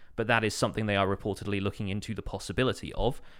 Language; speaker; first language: English; native; English